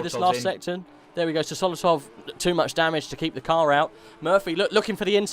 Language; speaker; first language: English; native; English